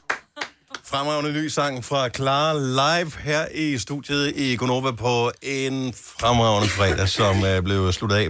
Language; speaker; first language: Danish; native; Danish